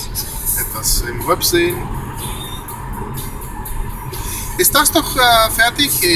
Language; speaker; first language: German; non-native, learner; Greek